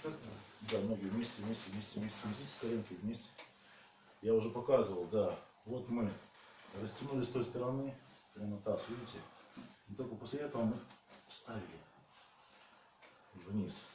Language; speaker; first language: Russian; native; Russian